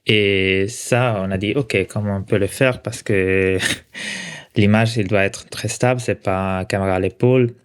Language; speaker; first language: French; non-native, local second language; Italian